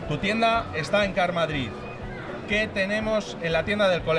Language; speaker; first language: Spanish; native; Spanish